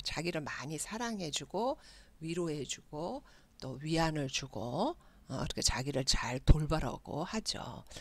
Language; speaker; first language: Korean; native; Korean